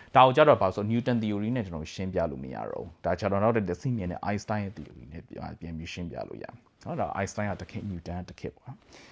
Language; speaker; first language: Burmese; native; Burmese